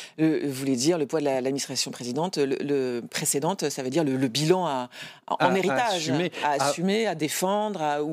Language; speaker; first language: French; native; French